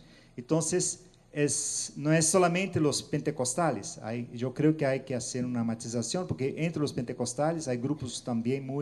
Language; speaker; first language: Spanish; non-native, fluent; Portuguese